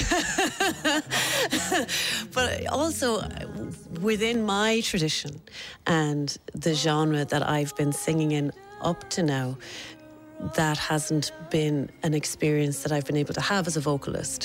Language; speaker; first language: English; native; English